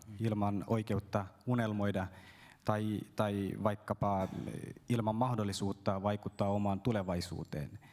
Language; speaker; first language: Finnish; early bilingual, other home language; Persian